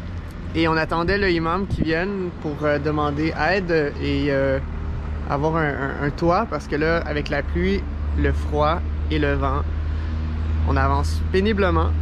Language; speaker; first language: French; native; French